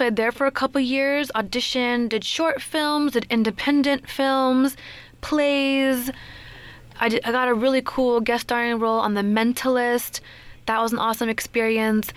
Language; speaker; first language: English; native; English